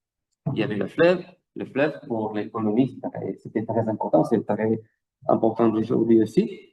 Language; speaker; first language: French; non-native, fluent; Italian